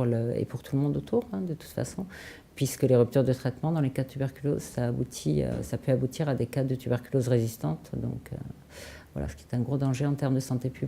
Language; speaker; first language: French; native; French